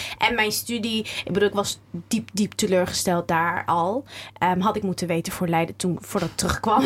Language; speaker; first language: Dutch; early bilingual, other home language; Somali